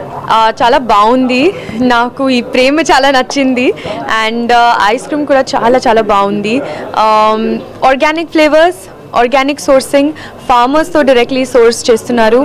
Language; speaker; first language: Telugu; non-native, learner; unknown